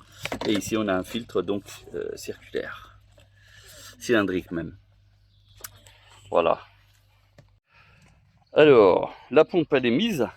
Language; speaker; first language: French; native; French